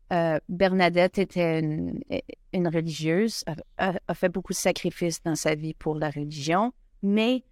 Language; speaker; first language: French; native; French